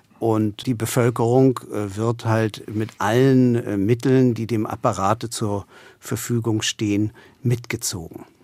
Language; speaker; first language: German; native; German